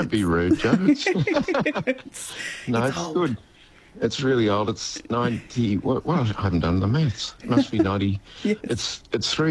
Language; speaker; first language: English; native; English